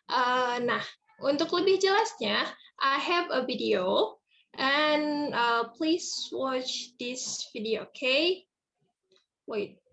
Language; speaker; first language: English; non-native, fluent; Indonesian